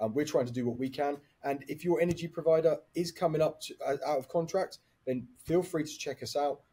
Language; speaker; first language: English; native; English